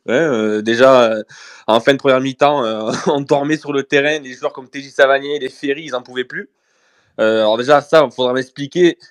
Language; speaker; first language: French; native; French